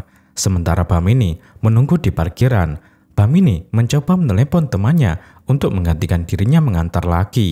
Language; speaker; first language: Indonesian; native; Indonesian